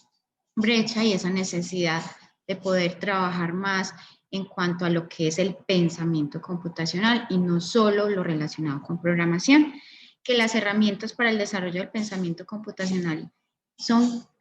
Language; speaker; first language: Spanish; native; Spanish